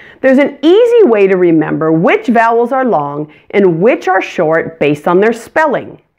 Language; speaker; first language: English; native; English